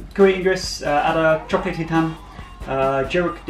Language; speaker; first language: Indonesian; non-native, learner; English